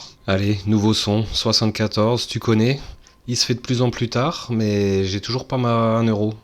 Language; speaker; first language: French; native; French